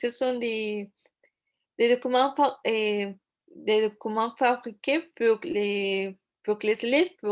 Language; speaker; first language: French; non-native, fluent; Spanish